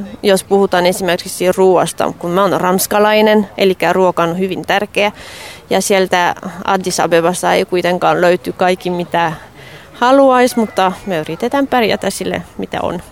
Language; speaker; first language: Finnish; non-native, fluent; French